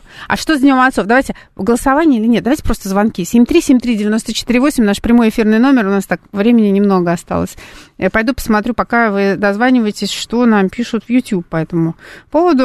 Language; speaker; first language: Russian; native; Russian